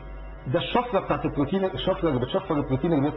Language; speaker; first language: Arabic; native; Arabic